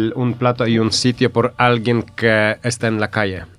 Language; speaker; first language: Spanish; non-native, fluent; Polish